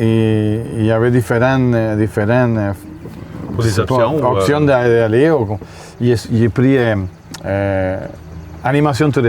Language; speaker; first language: French; non-native, fluent; Spanish